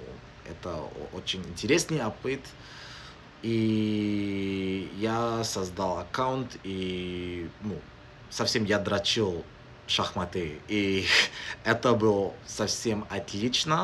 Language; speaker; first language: Russian; non-native, learner; English